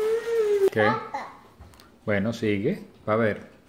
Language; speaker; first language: Spanish; native; Spanish